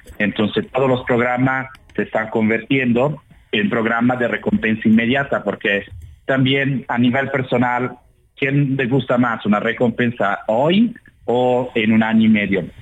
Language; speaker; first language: Spanish; non-native, fluent; Italian